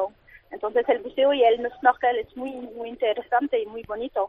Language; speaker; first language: Spanish; non-native, fluent; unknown